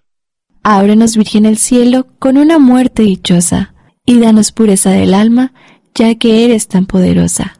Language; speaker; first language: Spanish; native; Spanish